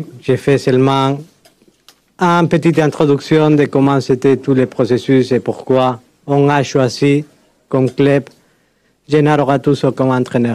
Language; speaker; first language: French; non-native, fluent; Spanish